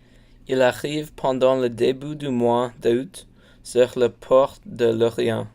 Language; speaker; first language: French; non-native, learner; English